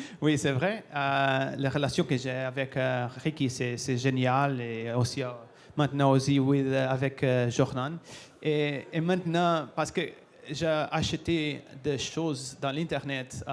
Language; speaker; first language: French; non-native, learner; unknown